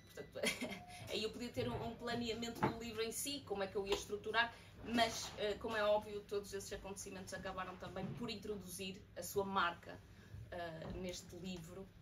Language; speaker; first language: Portuguese; native; Portuguese